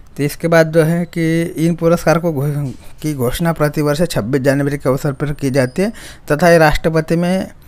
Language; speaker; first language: Hindi; non-native, local second language; Marathi